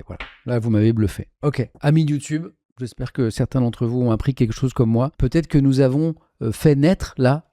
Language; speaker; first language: French; native; French